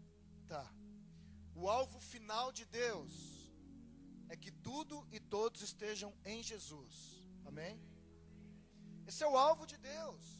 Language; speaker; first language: Portuguese; native; Portuguese